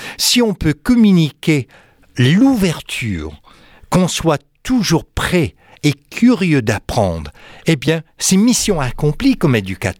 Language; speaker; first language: French; non-native, fluent; English